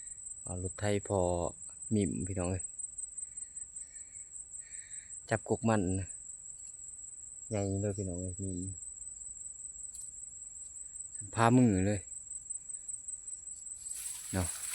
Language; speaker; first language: Thai; non-native, local second language; Northeastern Thai